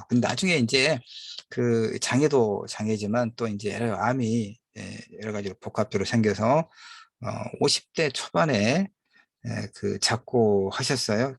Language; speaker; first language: Korean; native; Korean